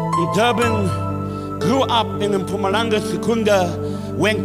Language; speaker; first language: English; native; English